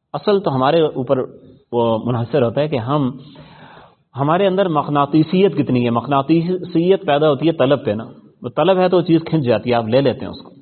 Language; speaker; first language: Urdu; non-native, local second language; Punjabi